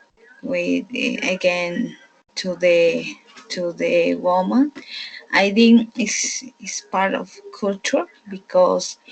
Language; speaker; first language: English; non-native, learner; Spanish